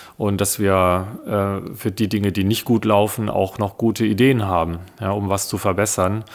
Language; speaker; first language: German; early bilingual, other home language; Italian